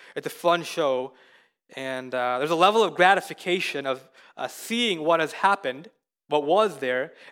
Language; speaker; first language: English; early bilingual, other home language; Hindi